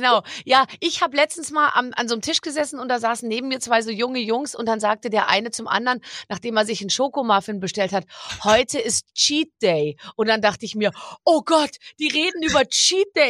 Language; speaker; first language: German; native; German